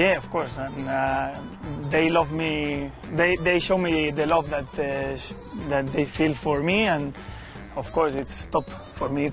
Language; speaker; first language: English; non-native, fluent; Spanish